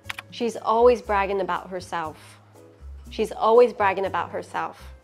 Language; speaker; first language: English; non-native, local second language; Cantonese